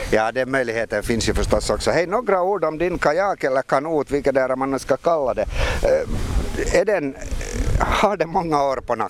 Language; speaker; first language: Swedish; native; Swedish